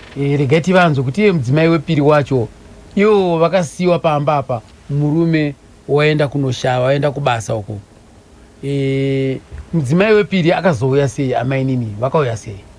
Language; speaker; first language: Shona; native; Shona